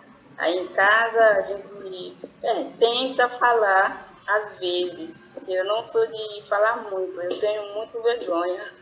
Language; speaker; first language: Portuguese; non-native, fluent; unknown